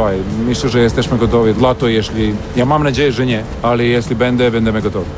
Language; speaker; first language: Polish; non-native, learner; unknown